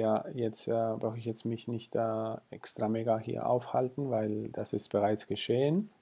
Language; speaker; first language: German; non-native, fluent; Spanish